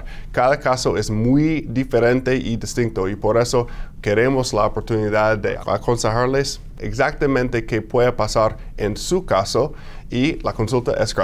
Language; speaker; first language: Spanish; non-native, fluent; English